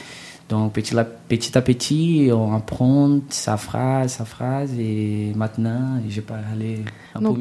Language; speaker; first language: French; non-native, learner; Portuguese